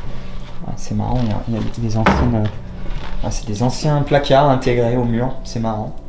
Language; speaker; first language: French; native; French